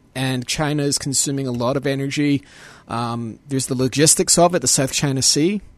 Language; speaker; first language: English; native; English